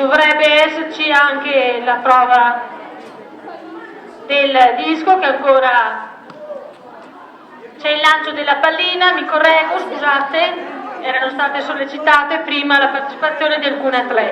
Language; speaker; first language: Italian; native; Italian